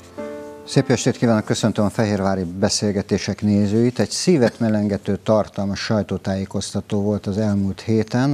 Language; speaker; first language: Hungarian; native; Hungarian